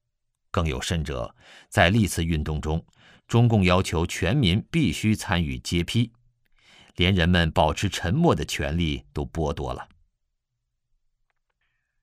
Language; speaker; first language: Chinese; native; Chinese